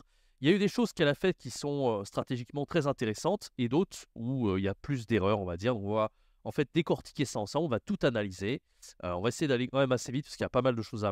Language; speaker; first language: French; native; French